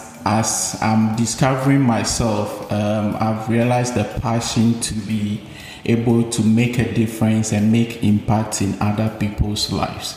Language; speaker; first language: English; non-native, local second language; Akan